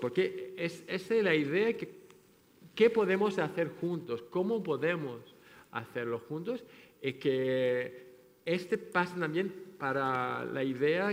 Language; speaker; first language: Spanish; non-native, fluent; French